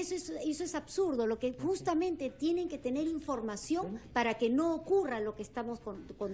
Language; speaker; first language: Spanish; native; Spanish